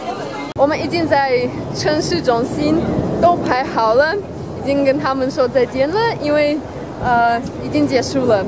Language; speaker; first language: Chinese; non-native, fluent; Russian